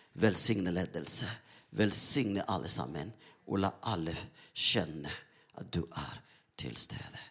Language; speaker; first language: Norwegian; non-native, fluent; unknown